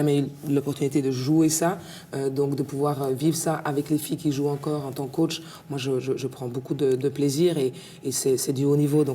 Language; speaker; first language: French; native; French